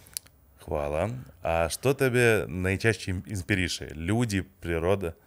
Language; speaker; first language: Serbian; non-native, fluent; Russian